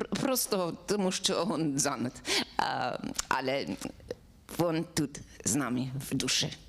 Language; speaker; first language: Ukrainian; non-native, learner; English